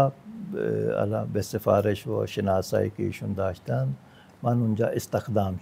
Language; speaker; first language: Persian; non-native, fluent; Punjabi